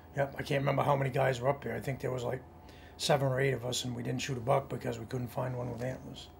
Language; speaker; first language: English; native; English